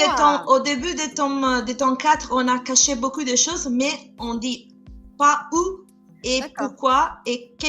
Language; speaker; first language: French; non-native, fluent; Italian